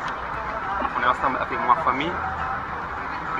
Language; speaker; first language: French; non-native, learner; Wolof